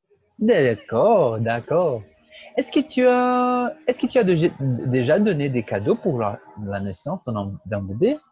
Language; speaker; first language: French; non-native, fluent; Portuguese